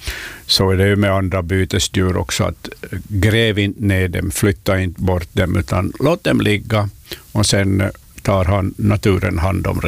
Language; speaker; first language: Swedish; native; Swedish